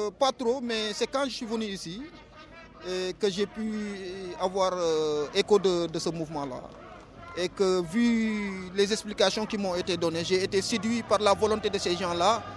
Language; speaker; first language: French; non-native, local second language; Wolof